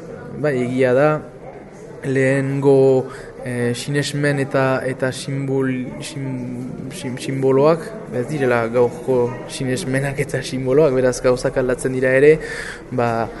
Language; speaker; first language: Basque; native; Basque